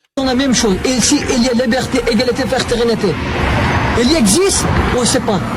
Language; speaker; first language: French; non-native, learner; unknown